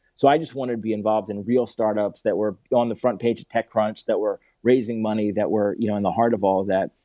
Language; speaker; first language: English; native; English